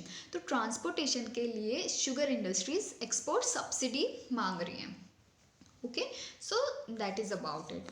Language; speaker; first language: English; non-native, local second language; Hindi